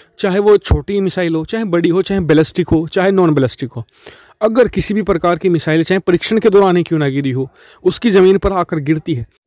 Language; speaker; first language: Hindi; native; Hindi